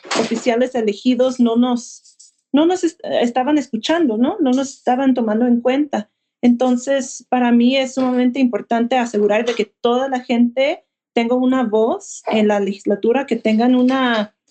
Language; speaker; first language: Spanish; early bilingual, heritage; Spanish